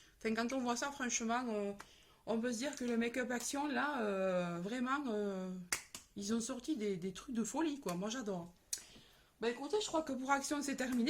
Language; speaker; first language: French; native; French